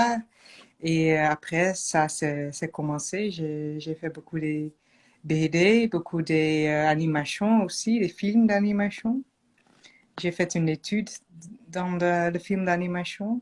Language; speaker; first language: French; non-native, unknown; Dutch